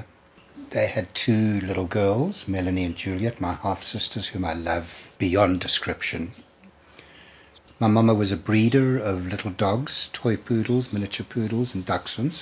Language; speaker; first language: English; native; English